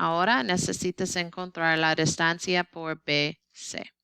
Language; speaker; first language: Spanish; non-native, learner; English